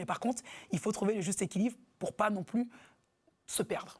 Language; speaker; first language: French; native; French